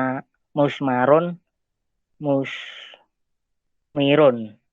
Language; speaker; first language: Arabic; non-native, learner; Indonesian